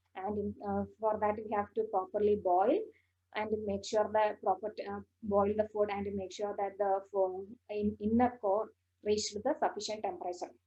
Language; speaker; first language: English; non-native, local second language; Malayalam